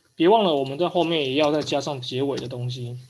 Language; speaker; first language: Chinese; native; Chinese